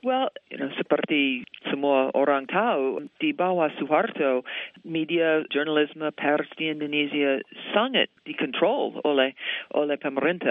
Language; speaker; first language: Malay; non-native, fluent; English